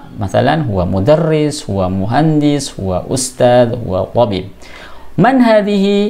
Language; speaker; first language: Arabic; non-native, fluent; Indonesian